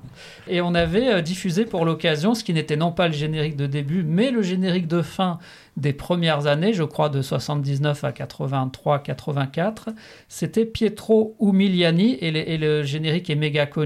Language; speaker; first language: French; native; French